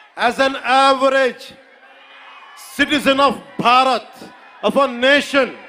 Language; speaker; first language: English; non-native, local second language; Telugu